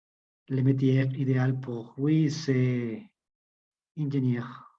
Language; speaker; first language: French; non-native, learner; Spanish